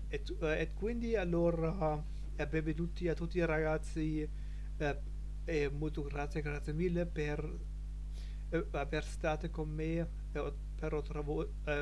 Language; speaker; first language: Italian; non-native, learner; German